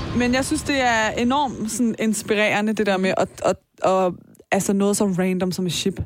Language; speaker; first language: Danish; early bilingual, other home language; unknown